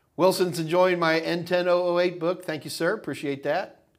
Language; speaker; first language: English; native; English